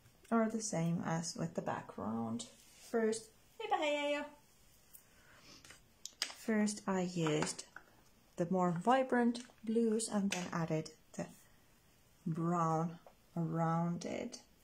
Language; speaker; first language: English; non-native, fluent; Finnish